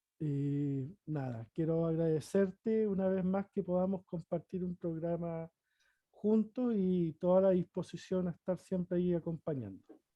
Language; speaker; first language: Spanish; native; Spanish